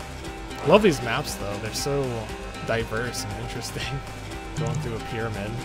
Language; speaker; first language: English; native; English